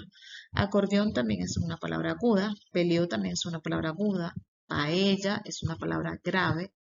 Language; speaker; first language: Spanish; native; Spanish